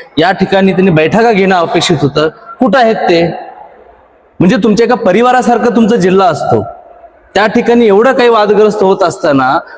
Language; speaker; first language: Marathi; non-native, local second language; Urdu